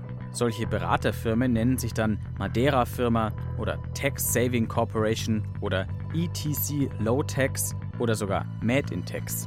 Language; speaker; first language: German; native; German